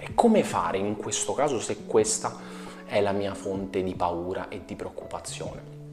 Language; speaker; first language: Italian; native; Italian